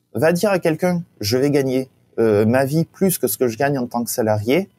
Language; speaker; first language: French; native; French